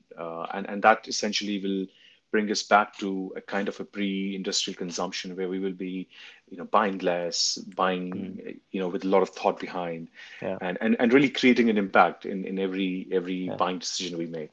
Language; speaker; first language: English; non-native, local second language; Hindi